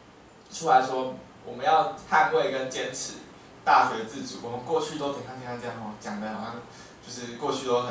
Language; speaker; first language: Chinese; native; Chinese